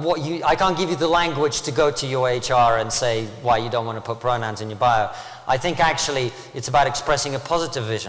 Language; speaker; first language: English; early bilingual, other home language; Russian